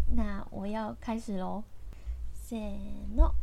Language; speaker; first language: Japanese; non-native, fluent; Chinese